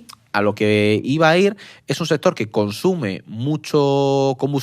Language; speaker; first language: Spanish; native; Spanish